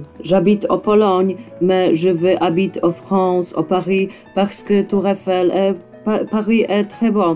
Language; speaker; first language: French; non-native, learner; Polish